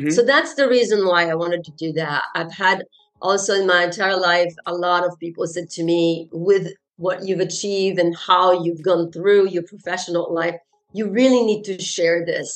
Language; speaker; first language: English; non-native, fluent; French